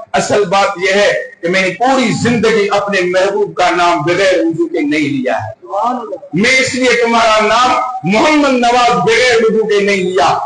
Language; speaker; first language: Urdu; non-native, local second language; Sindhi